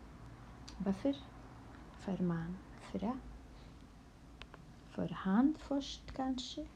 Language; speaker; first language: Swedish; non-native, local second language; Kurdish